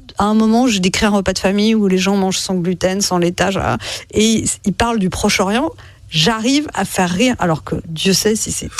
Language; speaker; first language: French; native; French